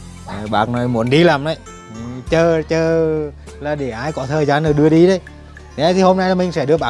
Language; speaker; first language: Vietnamese; native; Vietnamese